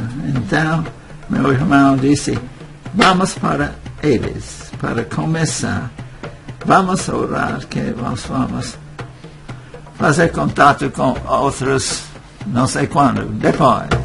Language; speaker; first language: Portuguese; non-native, fluent; English